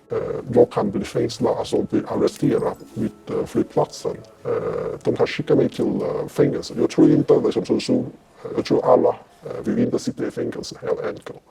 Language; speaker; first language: Swedish; non-native, fluent; Cantonese